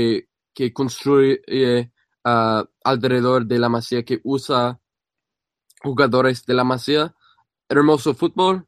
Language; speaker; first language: Spanish; non-native, fluent; English